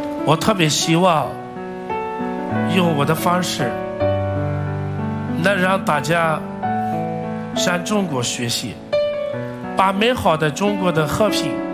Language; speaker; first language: Chinese; non-native, fluent; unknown